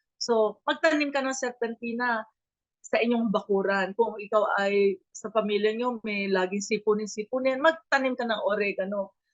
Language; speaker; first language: Filipino; native; Filipino